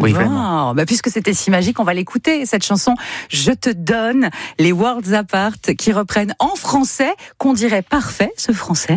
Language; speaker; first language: French; native; French